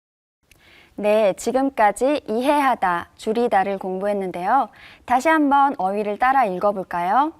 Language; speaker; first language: Korean; native; Korean